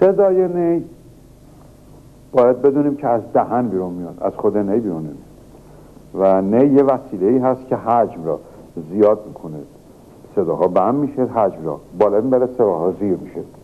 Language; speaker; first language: Persian; native; Persian